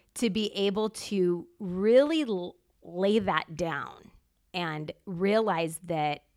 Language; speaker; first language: English; native; English